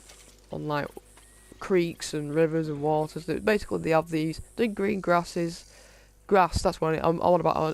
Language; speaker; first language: English; native; English